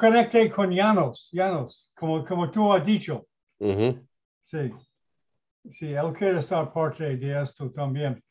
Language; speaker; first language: Spanish; non-native, fluent; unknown